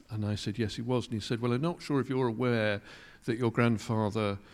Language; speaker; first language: English; native; English